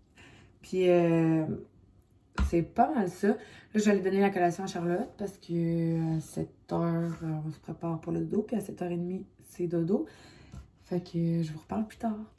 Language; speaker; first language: French; native; French